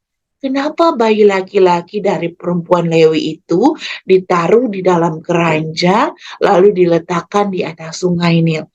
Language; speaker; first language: Indonesian; native; Indonesian